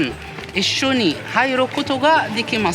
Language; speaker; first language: Japanese; non-native, learner; Arabic